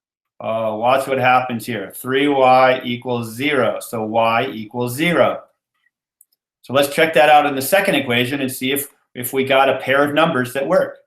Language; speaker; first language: English; native; English